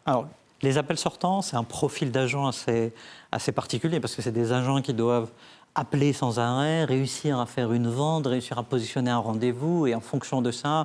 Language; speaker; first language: French; early bilingual, other home language; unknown